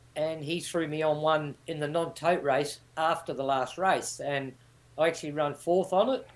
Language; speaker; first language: English; native; English